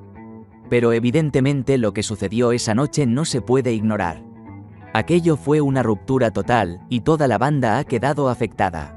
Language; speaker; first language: Spanish; native; Spanish